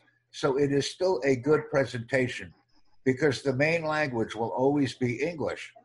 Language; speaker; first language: English; non-native, fluent; Romanian